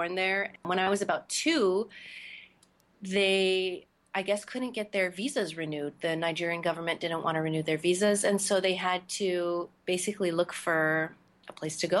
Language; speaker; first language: English; native; English